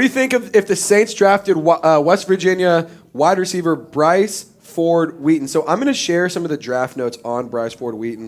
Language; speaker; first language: English; native; English